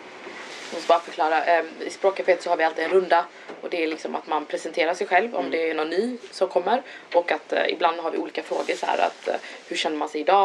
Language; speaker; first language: Swedish; native; Swedish